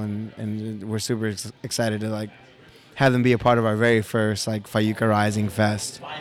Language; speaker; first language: English; early bilingual, other home language; Spanish